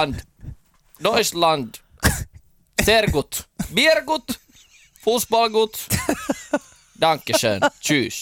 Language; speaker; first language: German; non-native, learner; Finnish